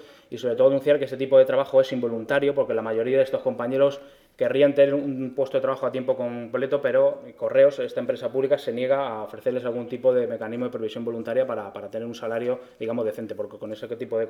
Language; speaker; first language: Spanish; native; Spanish